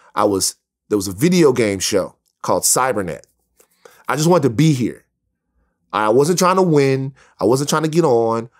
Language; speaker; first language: English; native; English